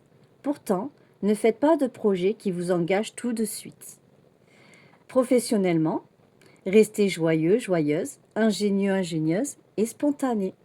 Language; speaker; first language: French; native; French